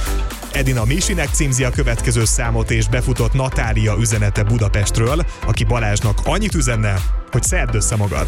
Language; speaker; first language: Hungarian; native; Hungarian